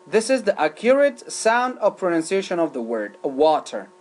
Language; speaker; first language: English; non-native, fluent; Persian